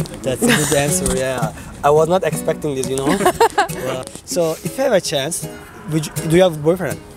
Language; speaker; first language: English; non-native, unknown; Turkish